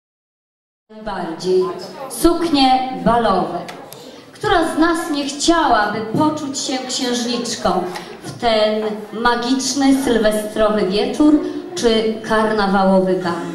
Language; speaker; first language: Polish; native; Polish